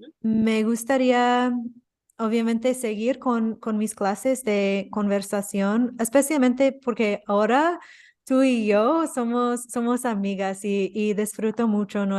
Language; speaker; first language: Spanish; non-native, fluent; English